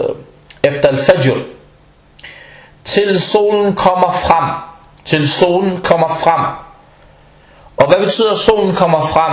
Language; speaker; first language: Danish; non-native, fluent; Arabic